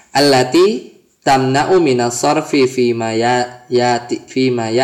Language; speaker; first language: Arabic; non-native, fluent; Indonesian